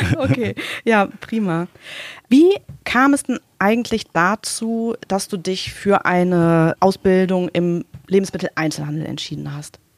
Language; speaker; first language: German; native; German